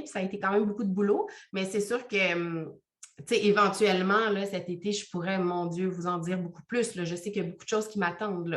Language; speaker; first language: French; native; French